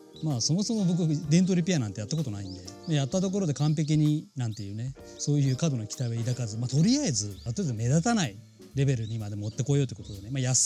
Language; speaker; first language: Japanese; native; Japanese